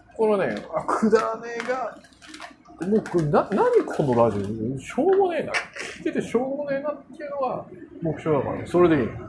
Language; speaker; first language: Japanese; non-native, fluent; Korean